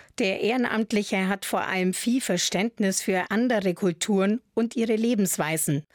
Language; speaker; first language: German; native; German